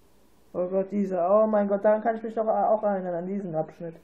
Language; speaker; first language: German; native; German